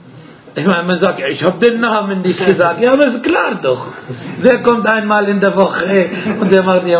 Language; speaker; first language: German; non-native, fluent; Arabic